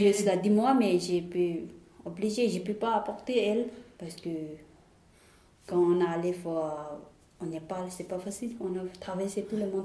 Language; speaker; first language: French; non-native, learner; Tibetan